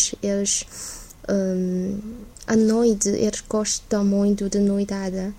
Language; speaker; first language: Portuguese; non-native, learner; Chinese